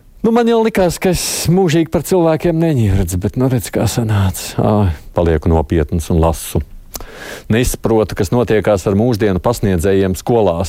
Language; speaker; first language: Latvian; native; Latvian